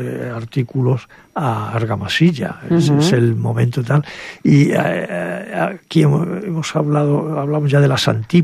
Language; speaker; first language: Spanish; native; Spanish